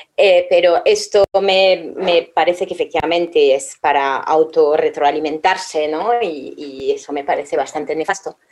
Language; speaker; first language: Spanish; non-native, fluent; French